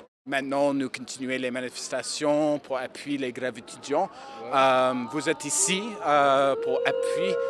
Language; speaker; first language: French; non-native, learner; English